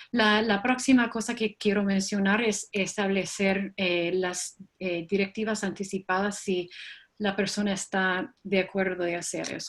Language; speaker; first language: Spanish; non-native, fluent; English